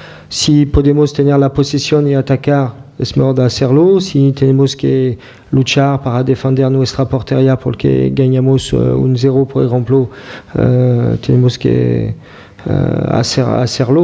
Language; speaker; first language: Spanish; non-native, fluent; French